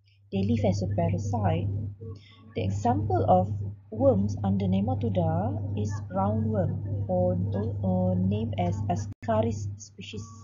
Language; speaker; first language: English; non-native, local second language; Malay